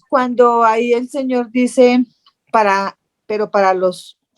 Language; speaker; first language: Spanish; native; Spanish